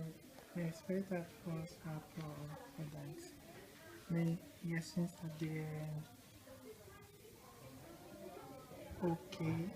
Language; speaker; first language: Danish; non-native, local second language; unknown